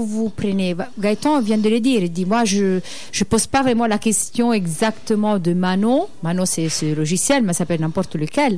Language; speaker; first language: French; native; French